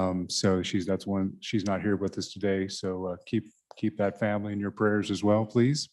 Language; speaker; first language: English; native; English